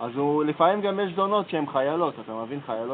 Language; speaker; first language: Hebrew; native; Hebrew